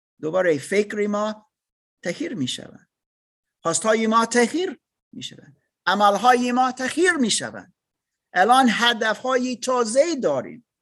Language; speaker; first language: Persian; non-native, learner; English